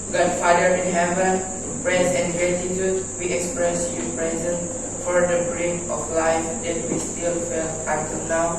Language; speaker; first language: English; non-native, learner; Indonesian